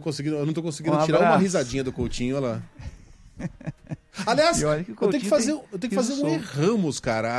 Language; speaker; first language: Portuguese; native; Portuguese